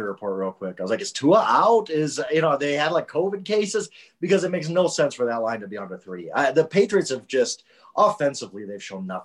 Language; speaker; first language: English; native; English